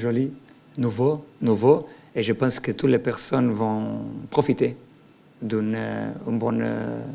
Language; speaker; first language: French; non-native, learner; Portuguese